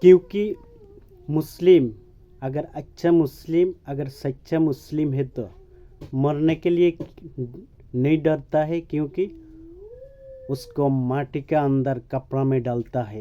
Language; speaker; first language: Hindi; non-native, learner; Bangla